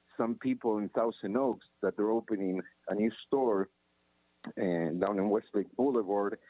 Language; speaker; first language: English; non-native, fluent; Spanish